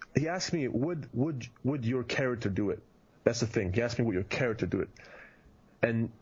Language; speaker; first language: English; early bilingual, heritage; German